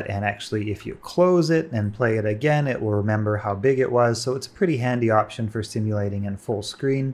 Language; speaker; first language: English; native; English